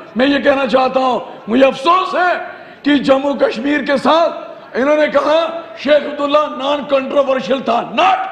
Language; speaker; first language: Hindi; non-native, local second language; Dogri